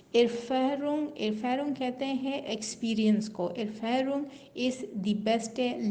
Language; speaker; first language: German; non-native, learner; Urdu